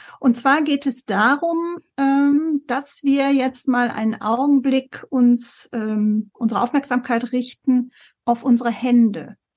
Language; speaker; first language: German; native; German